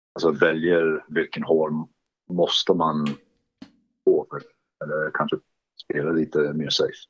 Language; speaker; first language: Swedish; non-native, fluent; English